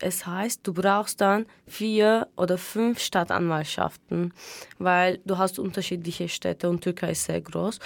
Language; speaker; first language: German; non-native, fluent; Turkish